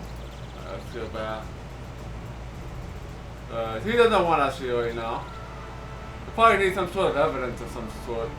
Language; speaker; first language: English; native; English